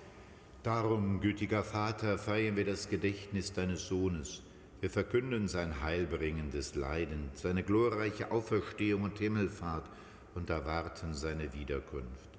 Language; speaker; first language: German; native; German